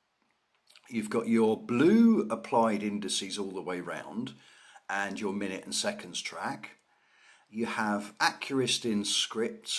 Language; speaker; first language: English; native; English